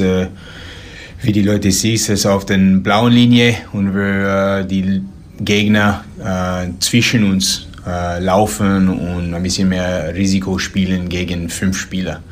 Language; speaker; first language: German; non-native, learner; English